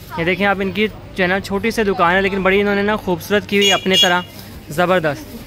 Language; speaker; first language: Urdu; non-native, local second language; Punjabi